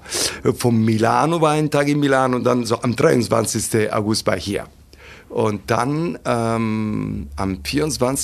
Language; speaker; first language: German; non-native, fluent; Italian